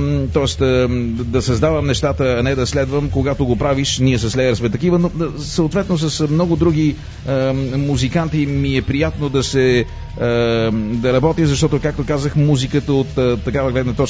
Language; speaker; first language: Bulgarian; native; Bulgarian